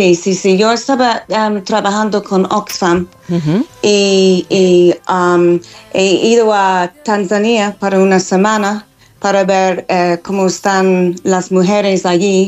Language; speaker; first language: Spanish; non-native, fluent; English